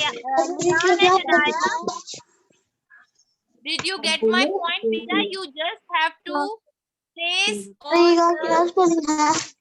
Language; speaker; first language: English; non-native, fluent; Urdu